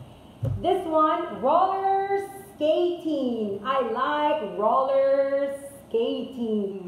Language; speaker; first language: English; non-native, fluent; Spanish